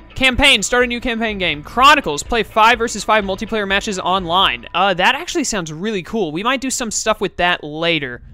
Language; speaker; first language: English; native; English